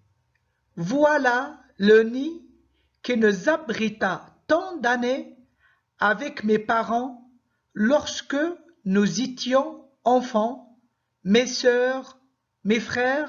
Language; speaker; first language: French; non-native, local second language; Arabic